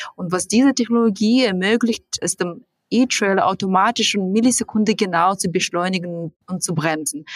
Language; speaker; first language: German; non-native, fluent; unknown